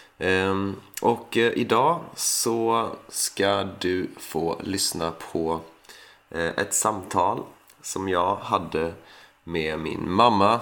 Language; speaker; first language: Swedish; native; Swedish